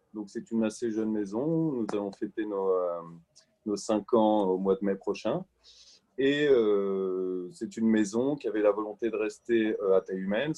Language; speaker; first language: French; native; French